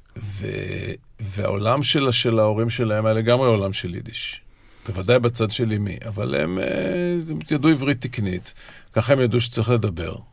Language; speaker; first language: Hebrew; native; Hebrew